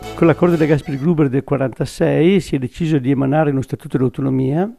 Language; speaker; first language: Italian; native; Italian